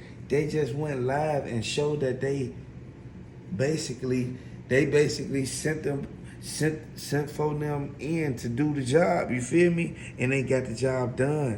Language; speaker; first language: English; native; English